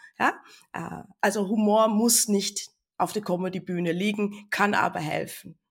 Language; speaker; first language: German; non-native, fluent; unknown